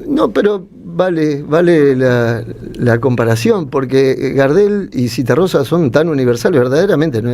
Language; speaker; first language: Spanish; native; Spanish